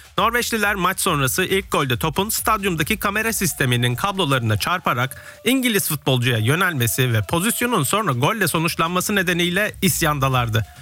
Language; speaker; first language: Turkish; early bilingual, heritage; Turkish